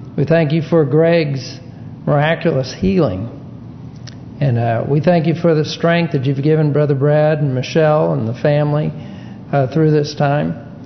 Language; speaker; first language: English; native; English